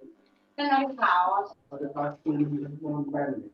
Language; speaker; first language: Indonesian; non-native, local second language; Javanese